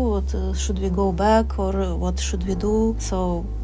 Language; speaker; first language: English; non-native, fluent; Ukrainian